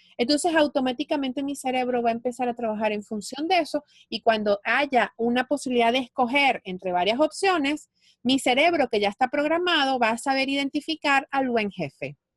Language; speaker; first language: Spanish; native; Spanish